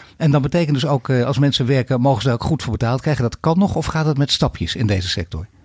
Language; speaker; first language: Dutch; native; Dutch